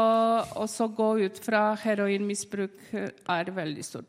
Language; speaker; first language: Norwegian; non-native, fluent; Polish